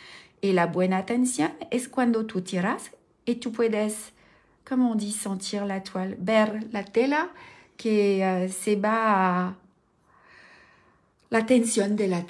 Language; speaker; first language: Spanish; non-native, learner; French